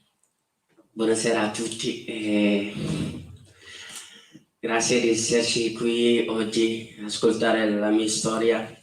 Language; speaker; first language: Italian; non-native, fluent; Wolof